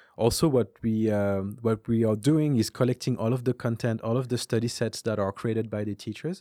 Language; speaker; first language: English; non-native, fluent; French